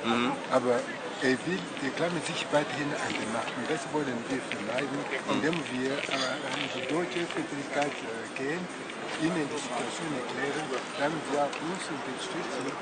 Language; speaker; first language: German; non-native, learner; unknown